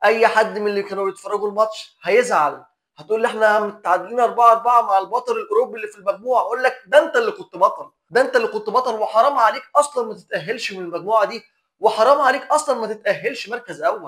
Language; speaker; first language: Arabic; native; Arabic